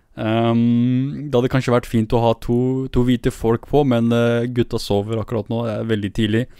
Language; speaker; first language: Norwegian; early bilingual, other home language; Kurdish